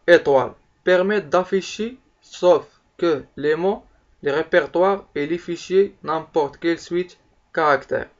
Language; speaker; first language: French; non-native, local second language; Arabic